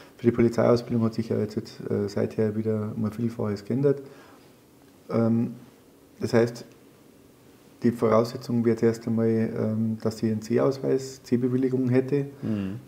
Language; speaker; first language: German; native; German